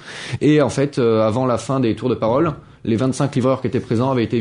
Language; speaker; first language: French; native; French